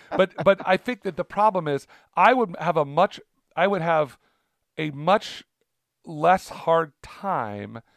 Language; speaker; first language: English; early bilingual, other home language; Italian